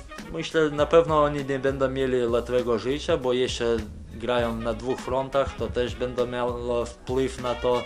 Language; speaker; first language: Polish; non-native, fluent; Lithuanian